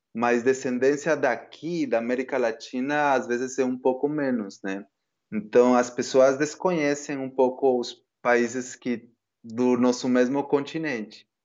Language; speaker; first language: Portuguese; non-native, fluent; Spanish